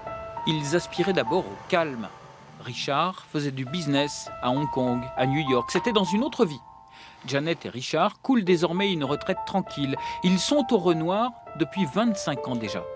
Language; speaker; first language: French; native; French